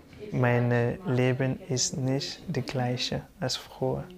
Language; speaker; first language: German; non-native, learner; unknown